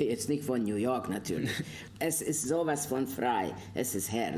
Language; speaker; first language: German; non-native, fluent; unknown